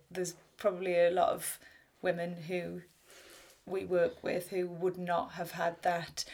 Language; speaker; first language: English; native; English